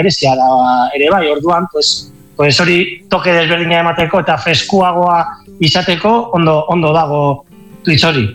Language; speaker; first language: Basque; non-native, local second language; Spanish